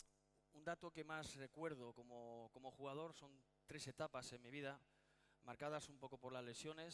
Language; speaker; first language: Spanish; native; Spanish